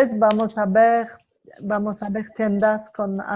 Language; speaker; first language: Spanish; non-native, fluent; French